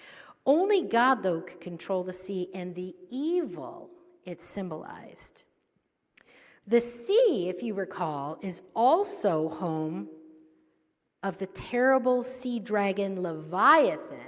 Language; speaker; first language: English; native; English